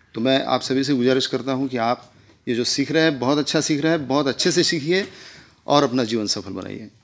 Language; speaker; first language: Hindi; non-native, local second language; Marathi